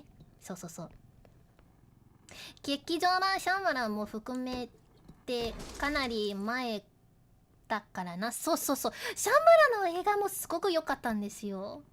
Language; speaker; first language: Japanese; non-native, learner; English